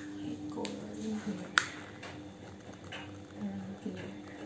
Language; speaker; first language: English; non-native, local second language; Filipino